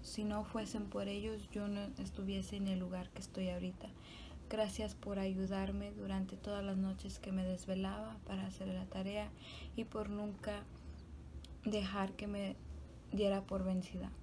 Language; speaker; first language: Spanish; early bilingual, other home language; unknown